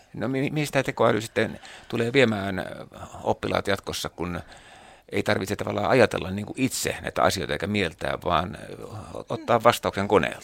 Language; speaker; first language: Finnish; native; Finnish